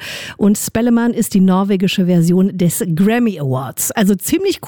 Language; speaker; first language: German; native; German